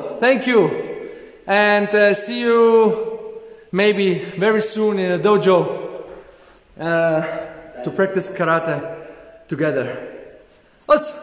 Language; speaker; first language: English; non-native, learner; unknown